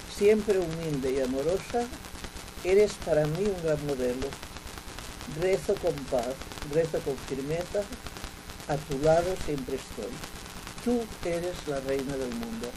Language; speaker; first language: Spanish; non-native, local second language; Catalan